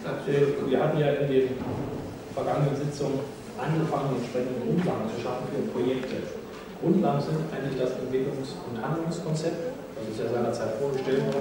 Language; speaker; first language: German; native; German